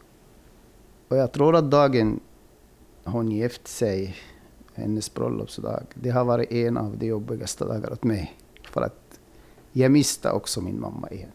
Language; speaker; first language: Swedish; non-native, fluent; Arabic